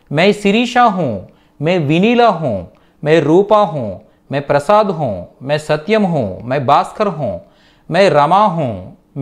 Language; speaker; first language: Hindi; non-native, local second language; Telugu